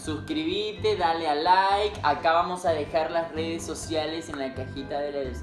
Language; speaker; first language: Spanish; native; Spanish